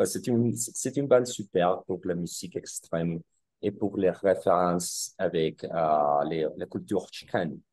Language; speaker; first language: French; non-native, learner; Spanish